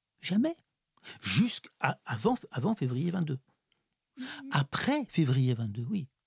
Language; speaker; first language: French; early bilingual, other home language; Russian